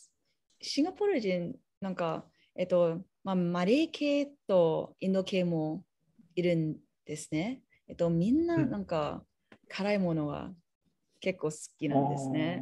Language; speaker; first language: Japanese; non-native, learner; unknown